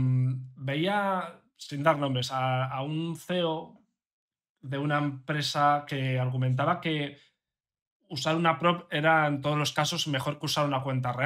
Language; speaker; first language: Spanish; native; Spanish